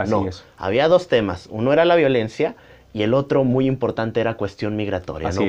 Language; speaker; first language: Spanish; native; Spanish